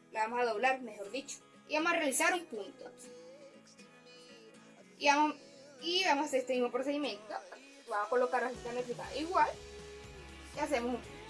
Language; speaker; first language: Spanish; native; Spanish